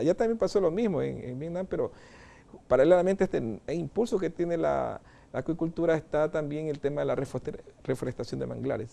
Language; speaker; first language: Spanish; native; Spanish